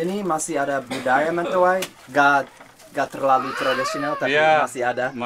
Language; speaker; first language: Indonesian; non-native, learner; English